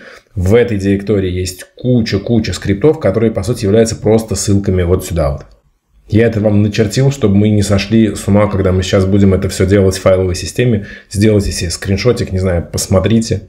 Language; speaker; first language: Russian; native; Russian